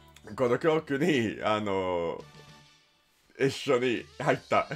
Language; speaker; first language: Japanese; non-native, learner; English